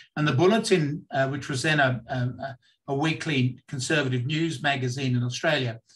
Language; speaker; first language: English; native; English